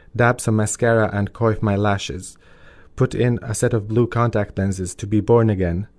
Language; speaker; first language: English; early bilingual, other home language; Albanian